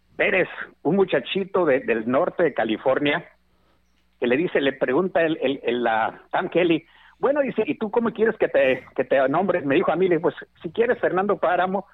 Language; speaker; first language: Spanish; native; Spanish